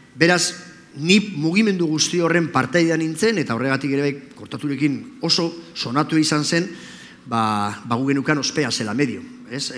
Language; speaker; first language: Basque; non-native, local second language; Spanish